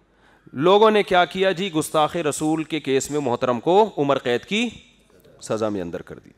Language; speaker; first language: Urdu; native; Urdu